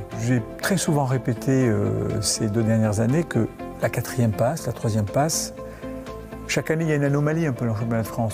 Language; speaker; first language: French; native; French